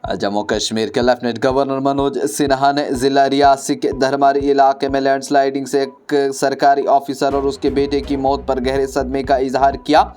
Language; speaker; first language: Urdu; non-native, local second language; Kashmiri